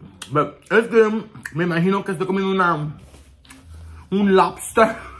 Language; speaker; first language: Spanish; early bilingual, heritage; Spanish